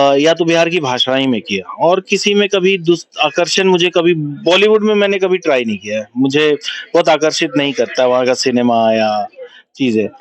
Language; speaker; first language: Hindi; non-native, local second language; Bhojpuri